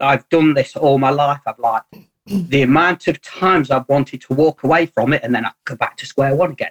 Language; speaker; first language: English; native; English